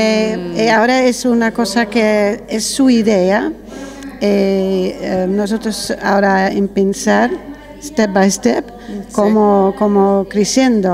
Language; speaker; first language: Spanish; non-native, learner; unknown